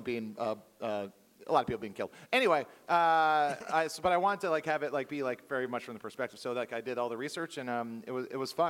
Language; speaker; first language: English; native; English